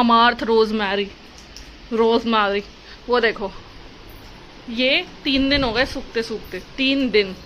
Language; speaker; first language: Hindi; native; Hindi